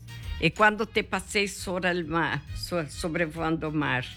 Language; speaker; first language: Italian; early bilingual, heritage; Portuguese